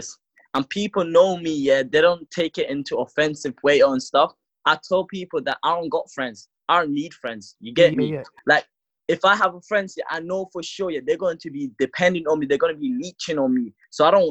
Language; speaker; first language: English; native; English